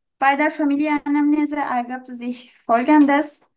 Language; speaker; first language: German; non-native, learner; Turkish